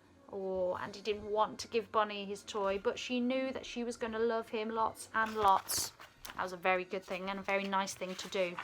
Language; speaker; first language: English; native; English